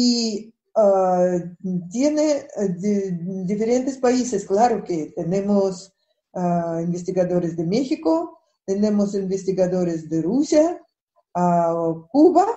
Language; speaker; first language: Spanish; non-native, fluent; Russian